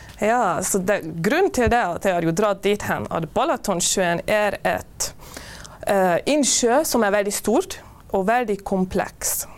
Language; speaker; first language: Norwegian; non-native, fluent; Hungarian